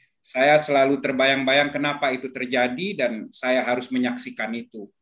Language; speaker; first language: Indonesian; native; Indonesian